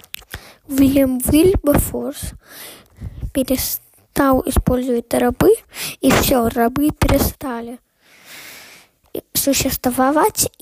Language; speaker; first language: Russian; early bilingual, heritage; Russian